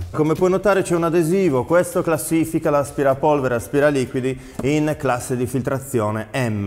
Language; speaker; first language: Italian; native; Italian